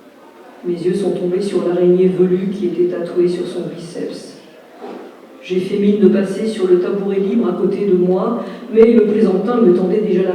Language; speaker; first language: French; native; French